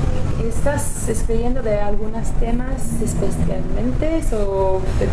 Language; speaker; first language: Spanish; non-native, learner; English